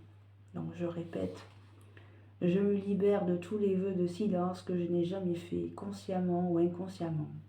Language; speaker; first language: French; native; French